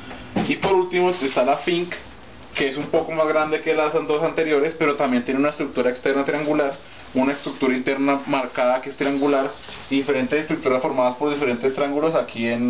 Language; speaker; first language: Spanish; native; Spanish